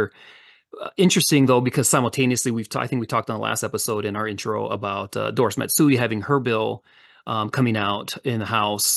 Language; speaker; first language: English; native; English